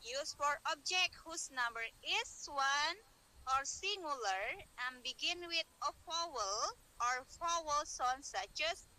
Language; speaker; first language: English; non-native, learner; Indonesian